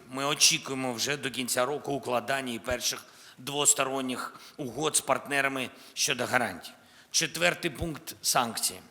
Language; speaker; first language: Ukrainian; non-native, local second language; Russian